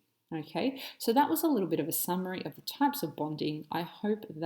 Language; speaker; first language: English; native; English